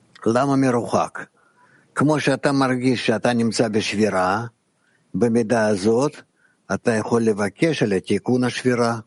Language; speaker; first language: Hebrew; non-native, fluent; Russian